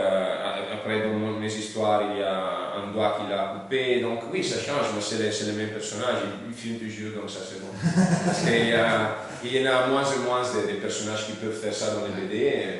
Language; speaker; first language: French; non-native, learner; Italian